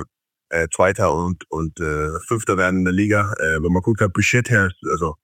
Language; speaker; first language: German; non-native, fluent; Faroese